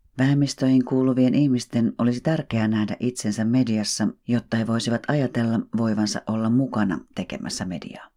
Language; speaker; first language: Finnish; native; Finnish